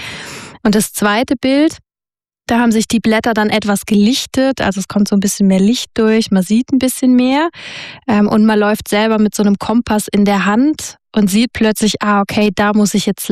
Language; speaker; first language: German; native; German